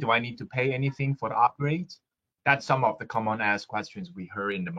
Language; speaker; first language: English; non-native, fluent; Chinese